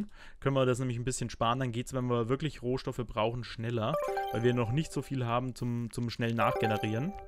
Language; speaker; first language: German; native; German